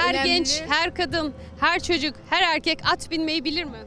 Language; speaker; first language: Turkish; native; Turkish